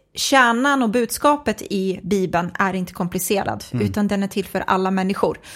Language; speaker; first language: Swedish; early bilingual, other home language; Croatian